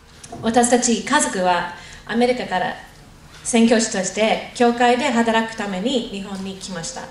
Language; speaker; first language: Japanese; non-native, fluent; English